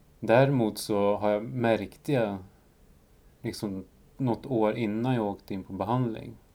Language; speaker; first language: Swedish; early bilingual, other home language; Spanish